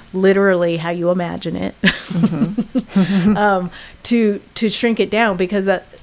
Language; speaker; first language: English; native; English